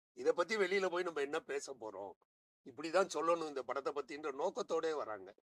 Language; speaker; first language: Tamil; native; Tamil